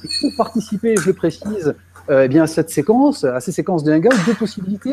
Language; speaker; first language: French; native; French